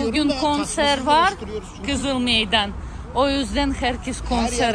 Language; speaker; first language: Turkish; non-native, learner; Russian